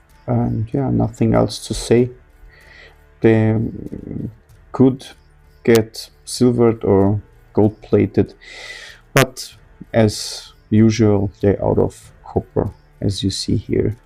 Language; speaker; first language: English; non-native, fluent; German